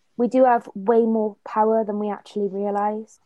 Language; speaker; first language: English; native; English